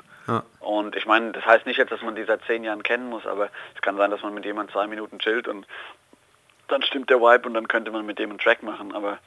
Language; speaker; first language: German; native; German